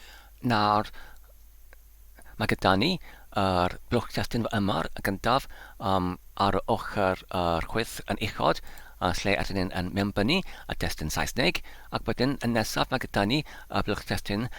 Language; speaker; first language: Welsh; non-native, learner; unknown